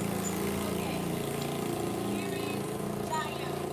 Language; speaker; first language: English; non-native, fluent; French